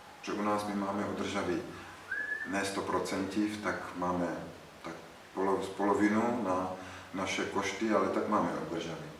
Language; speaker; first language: Czech; non-native, learner; Ukrainian